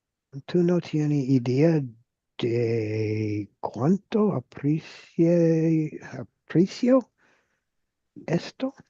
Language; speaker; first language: Spanish; non-native, learner; English